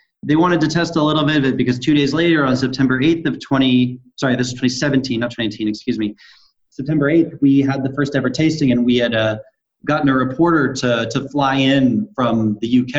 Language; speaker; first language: English; native; English